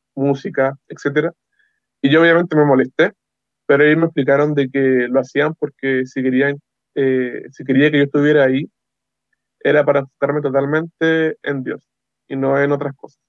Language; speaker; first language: Spanish; native; Spanish